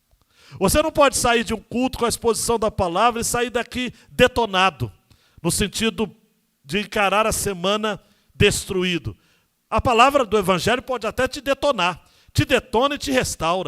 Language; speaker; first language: Portuguese; native; Portuguese